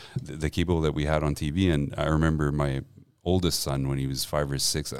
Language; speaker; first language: English; non-native, fluent; French